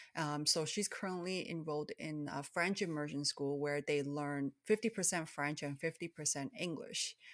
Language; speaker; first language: English; early bilingual, other home language; Cantonese